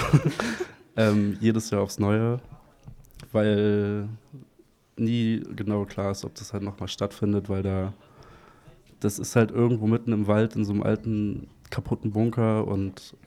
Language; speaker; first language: German; native; German